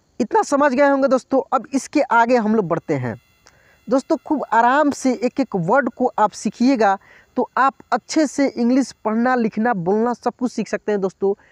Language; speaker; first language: Hindi; native; Hindi